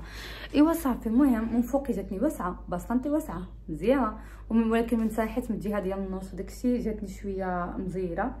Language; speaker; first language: Arabic; early bilingual, heritage; Arabic